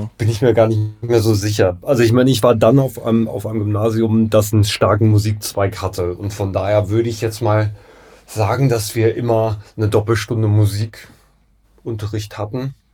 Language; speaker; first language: German; native; German